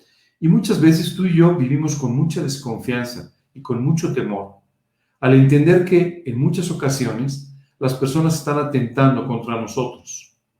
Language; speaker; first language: Spanish; native; Spanish